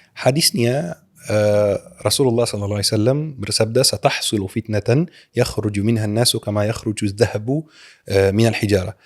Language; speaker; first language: Indonesian; non-native, fluent; Arabic